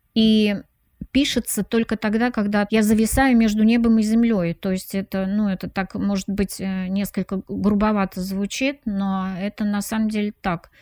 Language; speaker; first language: Russian; native; Russian